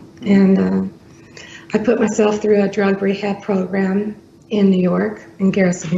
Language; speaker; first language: English; native; English